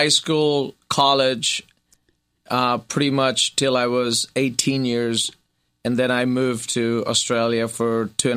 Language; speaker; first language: English; non-native, local second language; Gujarati